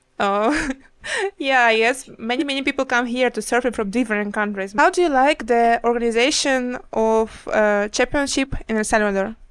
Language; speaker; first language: English; non-native, learner; Ukrainian